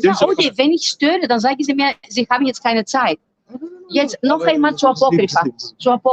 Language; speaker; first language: German; non-native, fluent; Greek